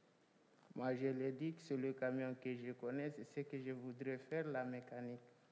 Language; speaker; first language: French; non-native, local second language; Fula